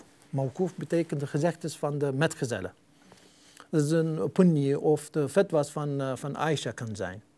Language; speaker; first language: Dutch; non-native, fluent; Turkish